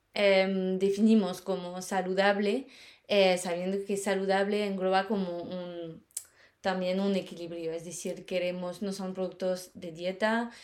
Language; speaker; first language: Spanish; non-native, fluent; French